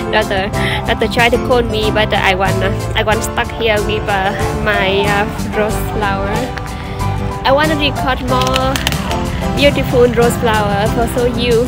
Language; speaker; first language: English; non-native, learner; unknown